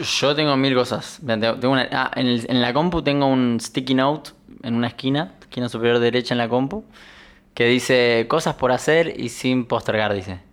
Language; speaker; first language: Spanish; native; Spanish